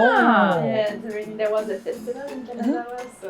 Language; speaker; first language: English; non-native, local second language; French